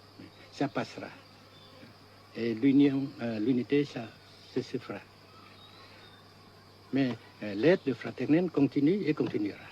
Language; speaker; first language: French; non-native, local second language; Vietnamese